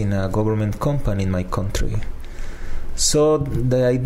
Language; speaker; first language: English; non-native, fluent; Spanish